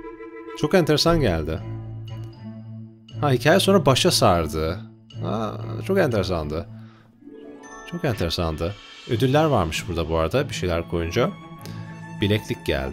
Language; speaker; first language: Turkish; native; Turkish